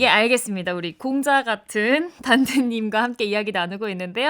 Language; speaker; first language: Korean; native; Korean